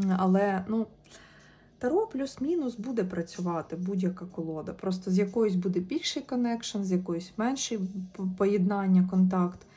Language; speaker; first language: Ukrainian; native; Ukrainian